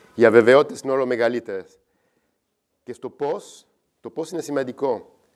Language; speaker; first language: Greek; non-native, fluent; French